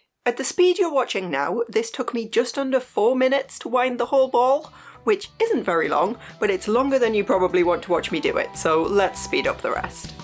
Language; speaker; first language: English; native; English